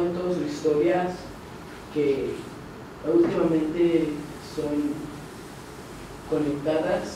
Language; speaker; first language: Spanish; non-native, learner; English